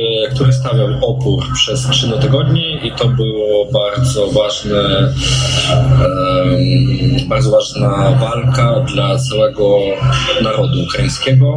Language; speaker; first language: Polish; non-native, fluent; Russian